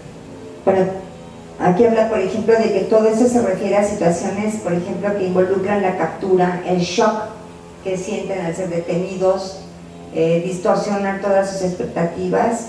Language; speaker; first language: Spanish; native; Spanish